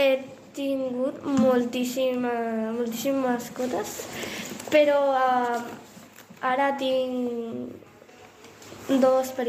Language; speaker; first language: Catalan; non-native, local second language; Spanish